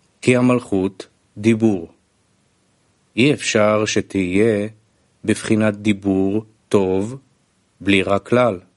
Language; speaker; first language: Hebrew; non-native, fluent; Russian